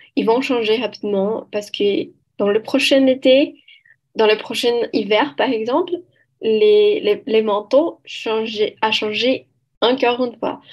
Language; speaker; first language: French; non-native, learner; Portuguese